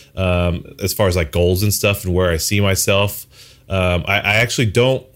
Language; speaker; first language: English; native; English